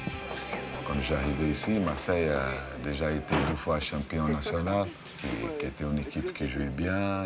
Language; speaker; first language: French; non-native, fluent; Portuguese